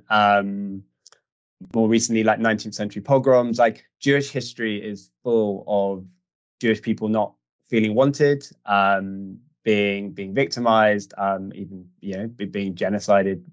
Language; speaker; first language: English; native; English